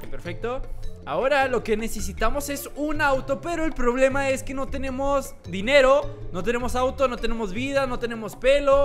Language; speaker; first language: Spanish; native; Spanish